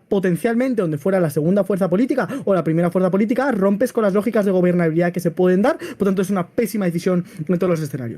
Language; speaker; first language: Spanish; native; Spanish